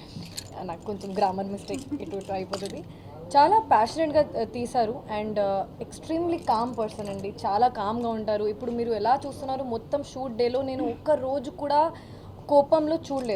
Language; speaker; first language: Telugu; non-native, fluent; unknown